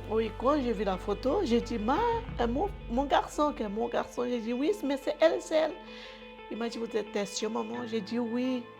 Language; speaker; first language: French; non-native, learner; Portuguese